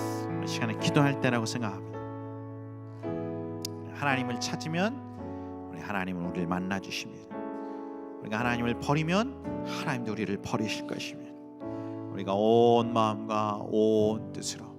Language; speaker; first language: Korean; native; Korean